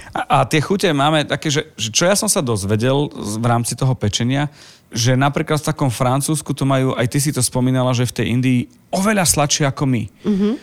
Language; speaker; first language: Slovak; native; Slovak